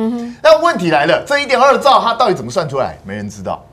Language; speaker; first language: Chinese; native; Chinese